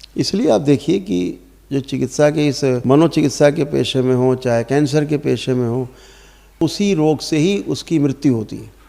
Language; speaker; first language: Hindi; native; Hindi